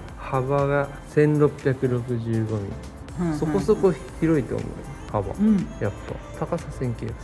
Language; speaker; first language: Japanese; native; Japanese